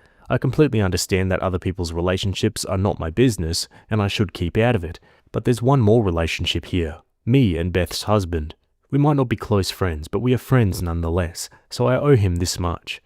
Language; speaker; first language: English; native; English